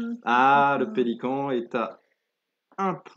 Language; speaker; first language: French; native; French